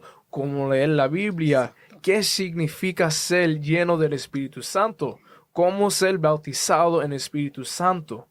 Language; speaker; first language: Spanish; early bilingual, heritage; Spanish